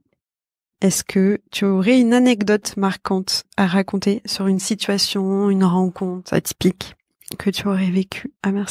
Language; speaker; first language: French; native; French